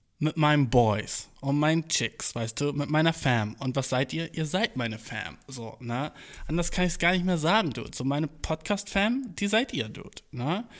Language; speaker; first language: German; early bilingual, other home language; Turkish